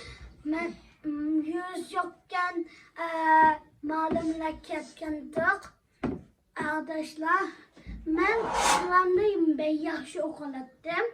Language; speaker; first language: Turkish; early bilingual, other home language; Uyghur